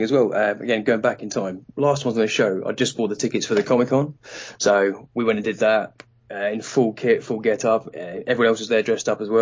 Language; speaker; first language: English; native; English